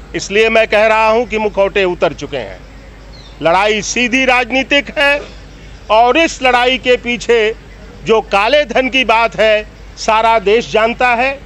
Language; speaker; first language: Hindi; native; Hindi